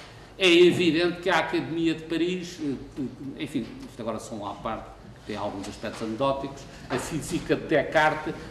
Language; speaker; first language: Portuguese; native; Portuguese